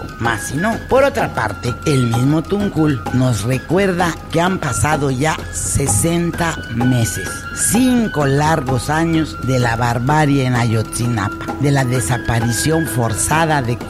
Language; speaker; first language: Spanish; native; Spanish